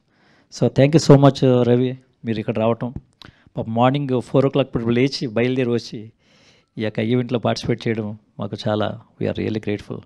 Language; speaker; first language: Telugu; native; Telugu